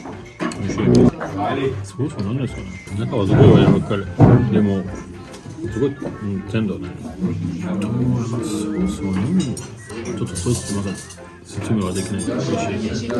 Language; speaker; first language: Japanese; non-native, learner; French